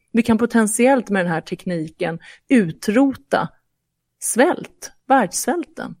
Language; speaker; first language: Swedish; early bilingual, other home language; Persian